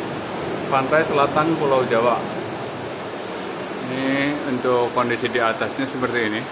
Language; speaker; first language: Indonesian; native; Indonesian